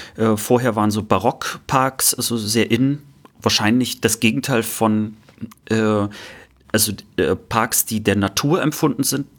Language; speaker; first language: German; native; German